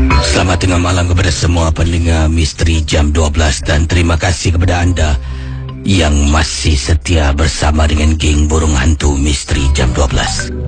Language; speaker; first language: Malay; native; Malay